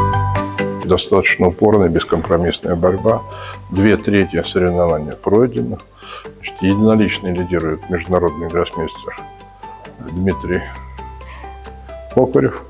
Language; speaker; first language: Russian; native; Russian